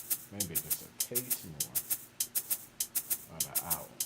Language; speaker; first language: English; native; English